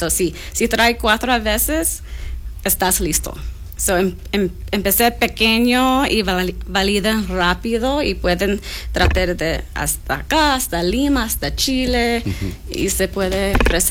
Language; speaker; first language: Spanish; non-native, learner; English